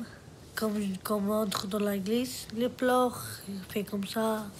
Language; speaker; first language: French; non-native, learner; Romanian